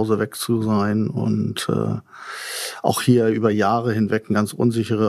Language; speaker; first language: German; native; German